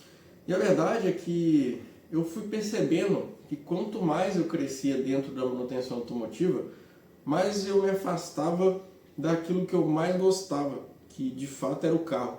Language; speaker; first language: Portuguese; native; Portuguese